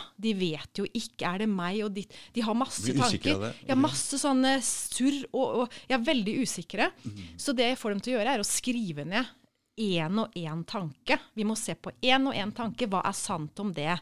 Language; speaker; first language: Norwegian; native; Norwegian